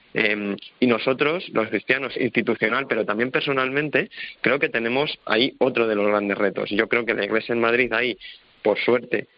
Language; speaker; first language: Spanish; native; Spanish